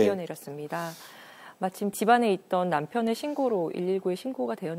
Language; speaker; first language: Korean; native; Korean